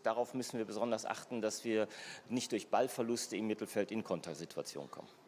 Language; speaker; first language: German; native; German